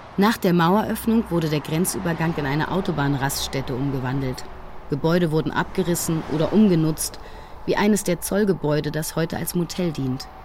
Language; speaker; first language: German; native; German